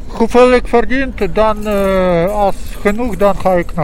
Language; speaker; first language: Dutch; non-native, learner; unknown